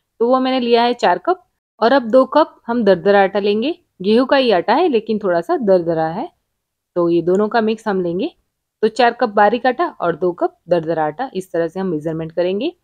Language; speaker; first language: Hindi; non-native, local second language; Gujarati